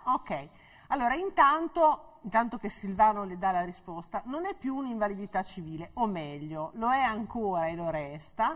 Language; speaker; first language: Italian; native; Italian